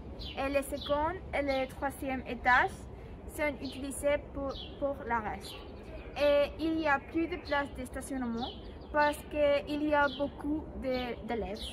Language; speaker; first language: French; non-native, learner; Spanish